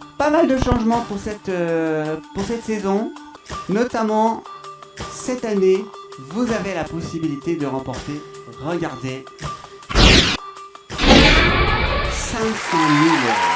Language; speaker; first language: French; native; French